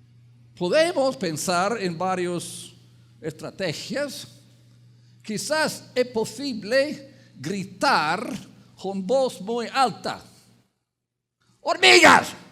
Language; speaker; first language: Spanish; non-native, fluent; English